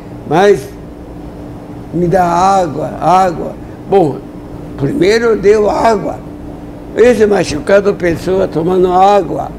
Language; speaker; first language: Portuguese; non-native, learner; Japanese